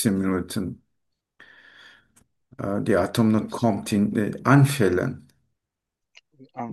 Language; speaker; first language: German; non-native, learner; Turkish